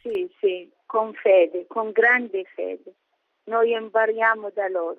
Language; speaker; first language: Italian; non-native, learner; Arabic